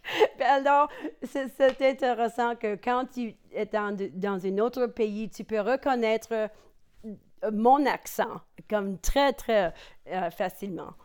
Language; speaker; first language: French; non-native, local second language; English